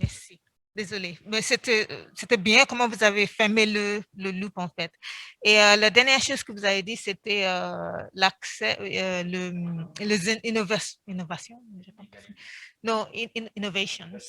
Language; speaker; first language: French; non-native, fluent; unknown